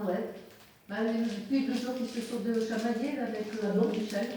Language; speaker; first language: French; native; French